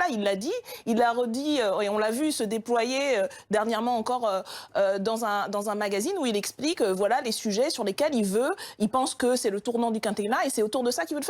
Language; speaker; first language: French; native; French